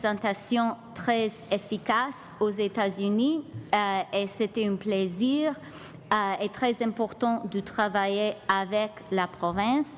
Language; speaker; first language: French; non-native, local second language; English